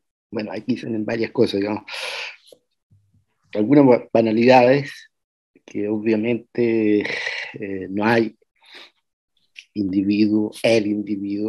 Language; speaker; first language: Spanish; native; Spanish